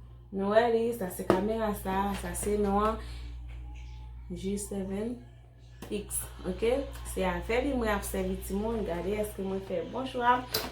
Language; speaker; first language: French; non-native, learner; Haitian Creole